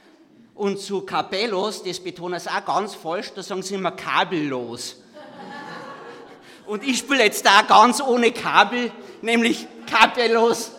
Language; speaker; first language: German; native; German